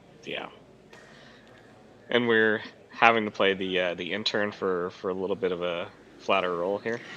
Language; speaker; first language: English; native; English